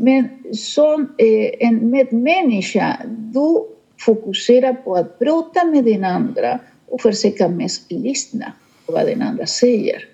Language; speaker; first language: Swedish; non-native, fluent; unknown